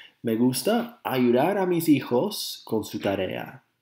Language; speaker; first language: Spanish; non-native, fluent; English